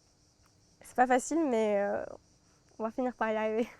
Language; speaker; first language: French; native; French